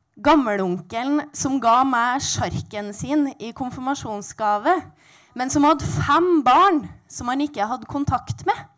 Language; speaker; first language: Norwegian; native; Norwegian